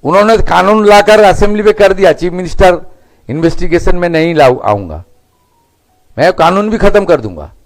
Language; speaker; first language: Hindi; non-native, local second language; Bangla